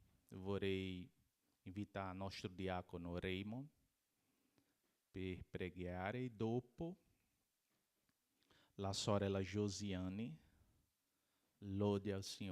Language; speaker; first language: Italian; non-native, learner; Portuguese